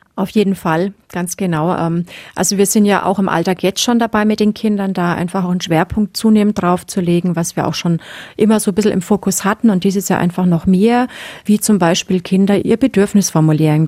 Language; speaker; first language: German; native; German